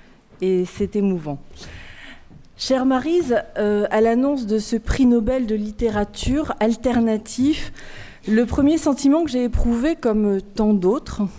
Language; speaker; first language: French; native; French